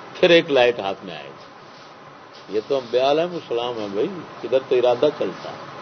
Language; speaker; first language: Urdu; non-native, local second language; Saraiki